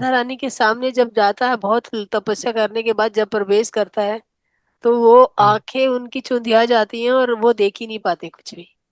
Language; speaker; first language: Hindi; native; Hindi